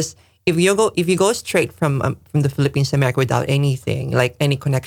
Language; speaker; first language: English; non-native, local second language; Filipino